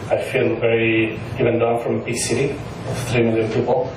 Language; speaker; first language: English; non-native, fluent; Spanish